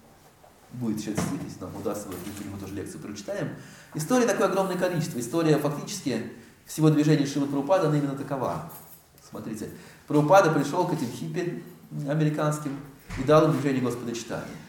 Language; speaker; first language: Russian; native; Russian